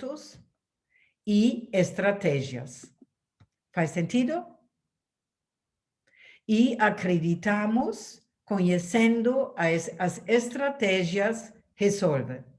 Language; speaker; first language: Portuguese; non-native, fluent; German